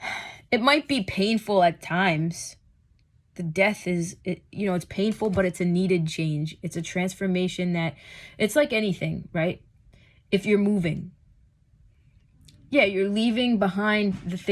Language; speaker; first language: English; native; English